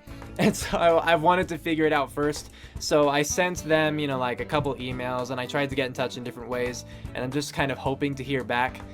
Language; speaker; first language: English; native; English